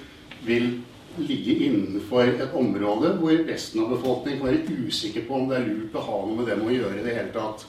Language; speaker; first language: Norwegian; native; Norwegian